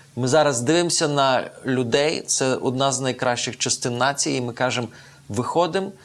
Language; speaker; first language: Ukrainian; native; Ukrainian